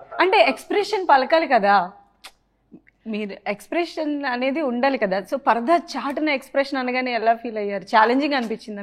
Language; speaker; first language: Telugu; native; Telugu